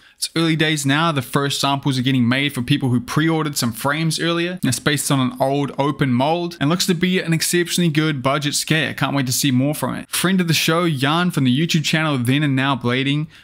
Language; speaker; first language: English; native; English